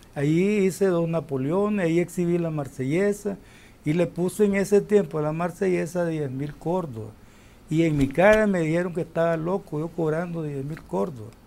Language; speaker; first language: Spanish; native; Spanish